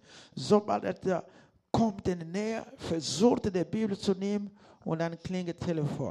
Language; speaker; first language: German; non-native, learner; Lingala